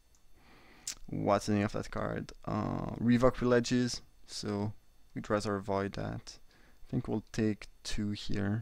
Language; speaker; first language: English; non-native, fluent; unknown